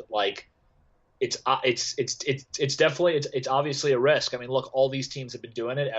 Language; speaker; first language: English; native; English